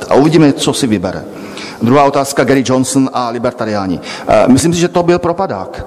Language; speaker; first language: Czech; native; Czech